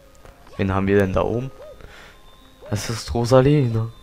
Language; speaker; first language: German; native; German